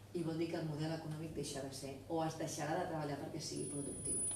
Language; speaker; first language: Catalan; non-native, local second language; Spanish